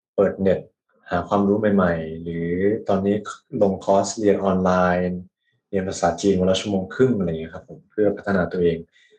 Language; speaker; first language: Thai; native; Thai